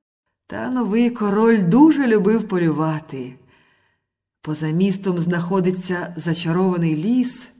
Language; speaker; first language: Ukrainian; native; Ukrainian